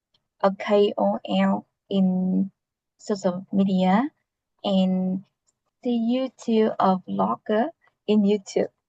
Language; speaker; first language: English; non-native, learner; Vietnamese